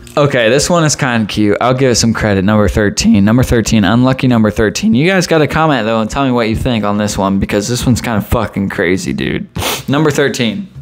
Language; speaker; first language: English; native; English